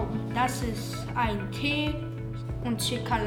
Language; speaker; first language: German; non-native, learner; Russian